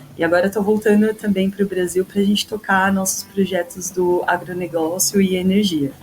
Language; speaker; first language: Portuguese; native; Portuguese